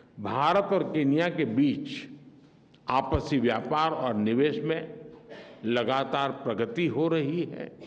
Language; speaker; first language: Hindi; non-native, local second language; Gujarati